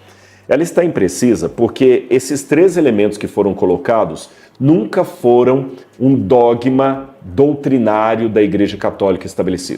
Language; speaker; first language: Portuguese; native; Portuguese